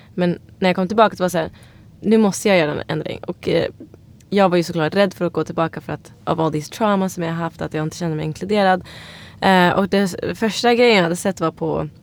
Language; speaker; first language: Swedish; early bilingual, other home language; Somali